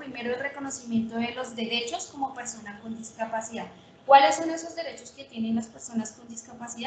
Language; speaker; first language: Spanish; native; Spanish